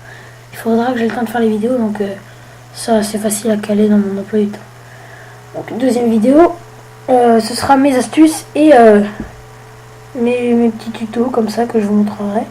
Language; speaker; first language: French; native; French